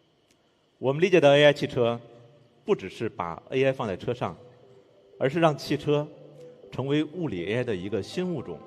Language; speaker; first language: Chinese; native; Chinese